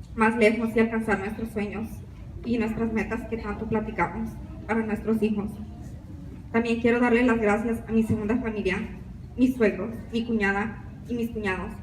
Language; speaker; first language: Spanish; early bilingual, other home language; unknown